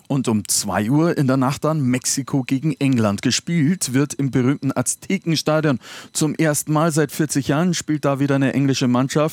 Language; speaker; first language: German; native; German